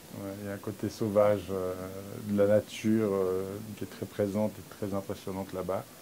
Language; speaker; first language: French; native; French